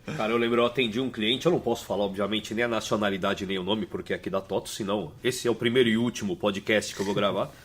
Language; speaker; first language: Portuguese; native; Portuguese